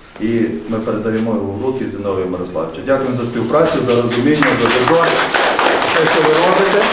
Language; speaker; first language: Ukrainian; native; Ukrainian